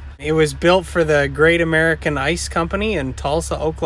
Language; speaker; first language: English; native; English